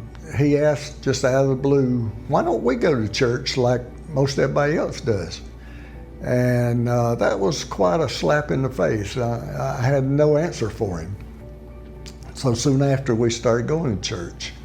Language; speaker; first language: English; native; English